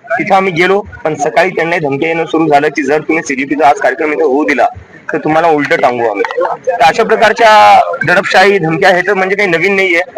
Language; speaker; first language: Marathi; native; Marathi